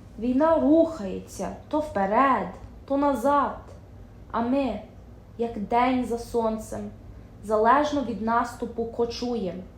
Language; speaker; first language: Ukrainian; early bilingual, heritage; Ukrainian